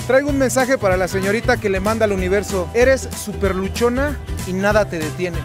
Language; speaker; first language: Spanish; native; Spanish